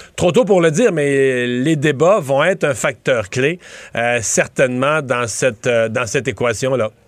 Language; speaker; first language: French; native; French